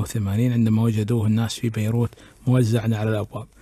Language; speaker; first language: Arabic; native; Arabic